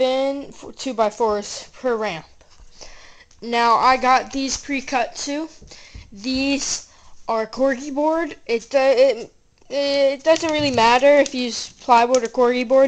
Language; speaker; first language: English; native; English